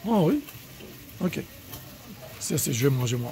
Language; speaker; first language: French; non-native, learner; Bulgarian